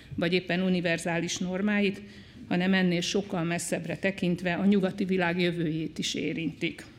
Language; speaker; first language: Hungarian; native; Hungarian